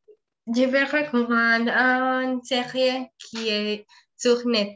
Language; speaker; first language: French; non-native, learner; Spanish